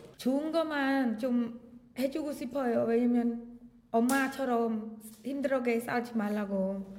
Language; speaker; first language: Korean; non-native, learner; Khmer